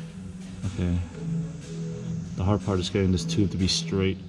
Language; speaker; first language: English; native; English